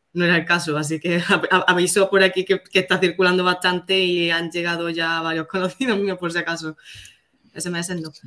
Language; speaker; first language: Spanish; native; Spanish